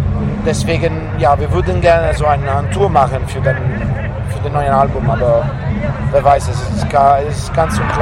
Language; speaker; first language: German; non-native, fluent; Italian